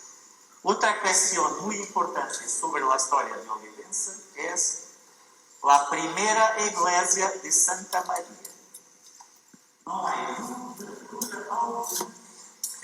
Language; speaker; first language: Portuguese; non-native, fluent; Spanish